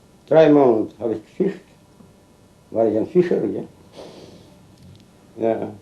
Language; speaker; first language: German; early bilingual, heritage; German